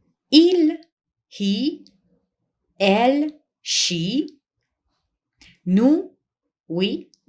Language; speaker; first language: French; non-native, fluent; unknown